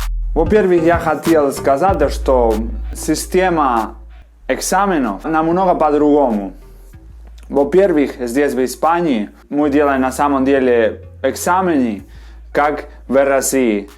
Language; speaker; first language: Russian; non-native, fluent; Spanish